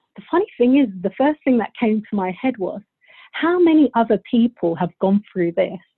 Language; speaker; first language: English; early bilingual, other home language; Bulgarian